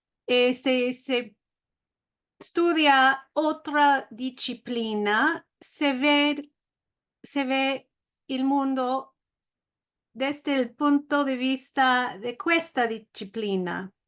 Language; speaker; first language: Italian; non-native, learner; English